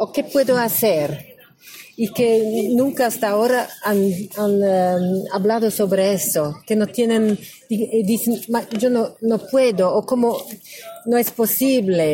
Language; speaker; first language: Spanish; non-native, learner; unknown